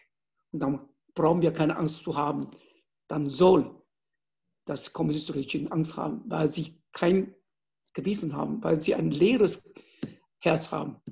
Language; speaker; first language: German; non-native, fluent; Chinese